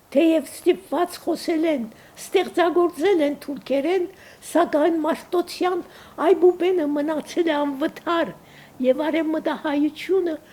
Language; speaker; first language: Armenian; native; Armenian